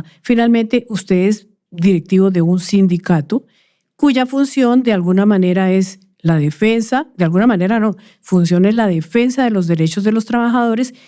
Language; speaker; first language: Spanish; native; Spanish